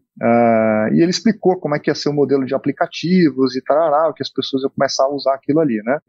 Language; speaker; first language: Portuguese; native; Portuguese